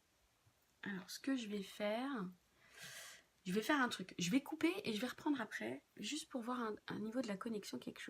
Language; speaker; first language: French; native; French